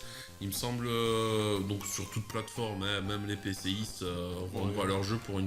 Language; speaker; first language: French; native; French